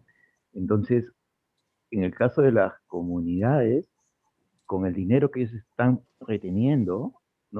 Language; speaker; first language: Spanish; native; Spanish